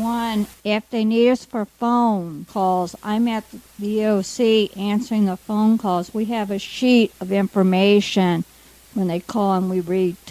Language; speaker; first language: English; native; English